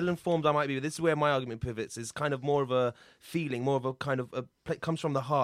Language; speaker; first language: English; native; English